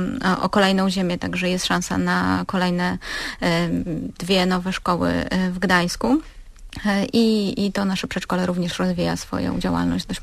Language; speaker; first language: Polish; native; Polish